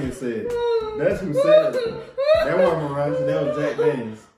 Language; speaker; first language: English; native; English